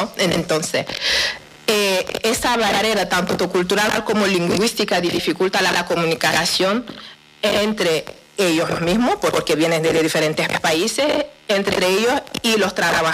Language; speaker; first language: Spanish; non-native, fluent; Wolof